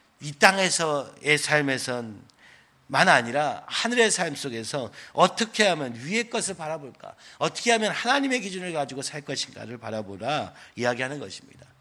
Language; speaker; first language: Korean; native; Korean